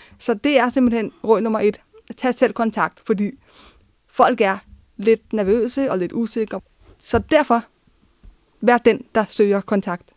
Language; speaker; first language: Danish; early bilingual, other home language; Turkish